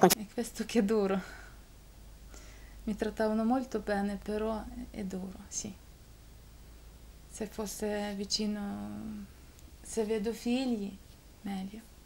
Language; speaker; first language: Italian; non-native, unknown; Ukrainian